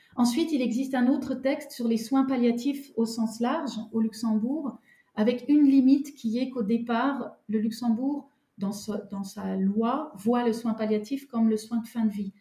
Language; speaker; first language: French; non-native, local second language; Luxembourgish